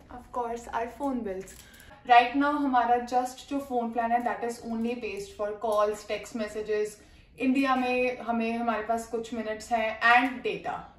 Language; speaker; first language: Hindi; non-native, local second language; Punjabi